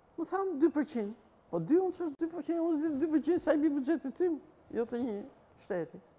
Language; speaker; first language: Albanian; native; Albanian